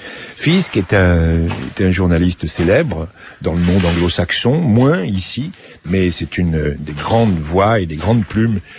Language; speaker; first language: French; native; French